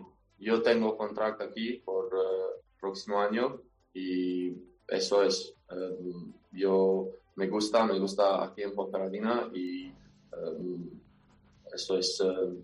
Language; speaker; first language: Spanish; non-native, learner; Romanian